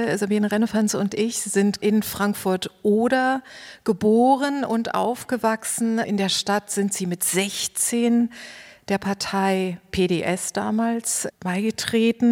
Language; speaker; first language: German; native; German